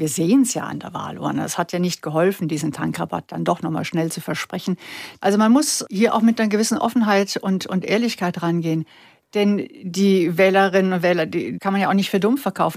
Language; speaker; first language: German; native; German